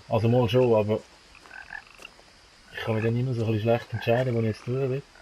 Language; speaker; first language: German; native; German